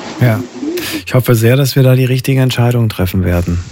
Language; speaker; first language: German; native; German